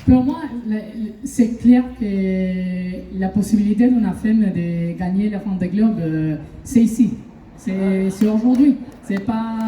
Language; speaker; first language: French; non-native, learner; Italian